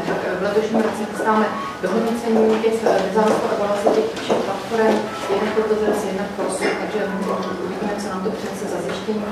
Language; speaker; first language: Czech; native; Czech